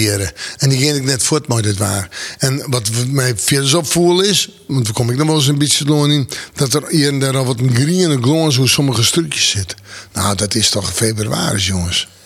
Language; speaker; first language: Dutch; non-native, local second language; Western Frisian